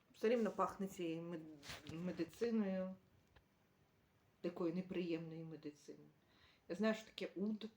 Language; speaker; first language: Ukrainian; native; Ukrainian